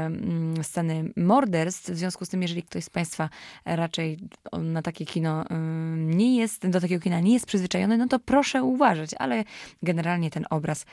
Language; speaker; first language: Polish; native; Polish